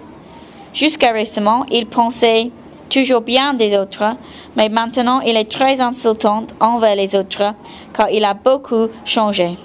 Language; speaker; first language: French; non-native, fluent; English